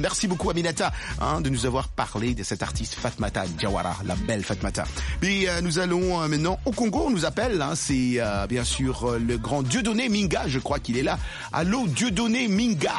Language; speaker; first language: French; non-native, local second language; Luba-Lulua